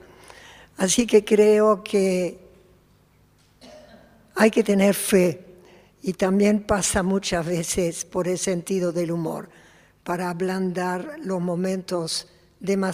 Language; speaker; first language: Spanish; early bilingual, other home language; Polish